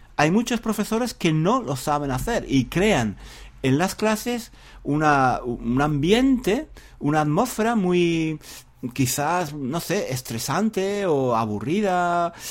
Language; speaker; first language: Spanish; native; Spanish